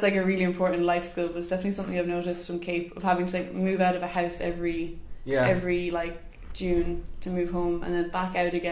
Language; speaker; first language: English; native; English